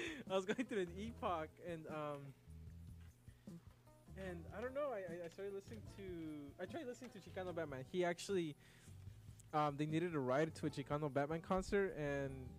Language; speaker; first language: English; early bilingual, other home language; Spanish